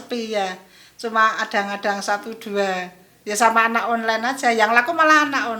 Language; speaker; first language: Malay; non-native, local second language; Javanese